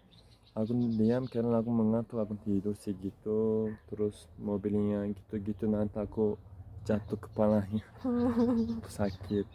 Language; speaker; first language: Indonesian; non-native, learner; Turkish